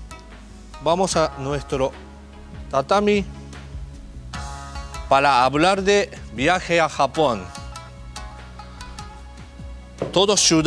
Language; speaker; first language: Spanish; non-native, learner; Japanese